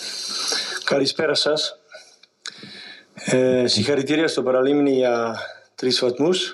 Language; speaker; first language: Greek; non-native, learner; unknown